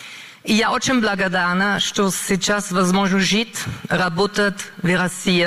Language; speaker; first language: Russian; non-native, learner; German